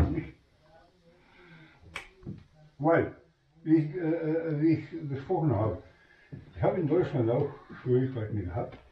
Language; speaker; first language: German; non-native, fluent; Bosnian